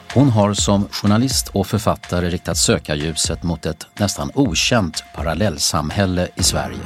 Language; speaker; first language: Swedish; native; Swedish